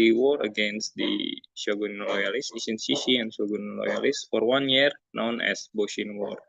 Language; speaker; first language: English; non-native, learner; Indonesian